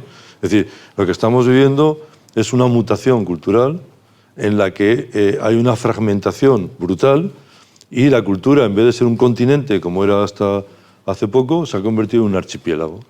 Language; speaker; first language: Spanish; native; Spanish